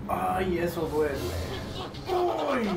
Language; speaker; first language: Spanish; native; Spanish